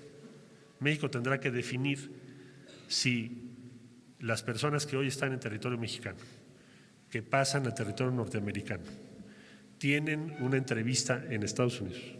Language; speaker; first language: Spanish; native; Spanish